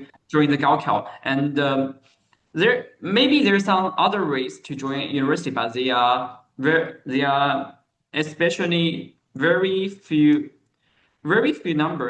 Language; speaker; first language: English; non-native, learner; Chinese